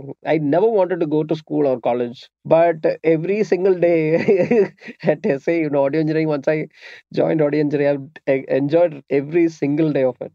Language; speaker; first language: English; non-native, local second language; Malayalam